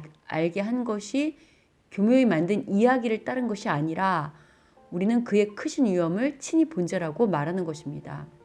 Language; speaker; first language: Korean; native; Korean